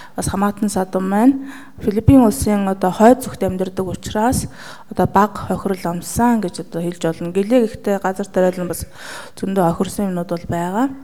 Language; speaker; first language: Mongolian; native; Mongolian